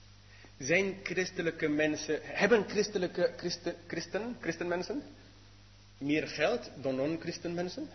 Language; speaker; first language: Dutch; non-native, fluent; English